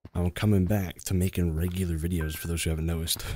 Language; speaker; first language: English; native; English